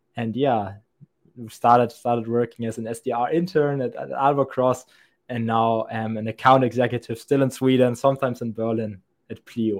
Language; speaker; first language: English; non-native, fluent; German